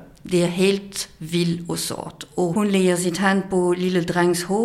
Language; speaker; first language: Danish; non-native, fluent; French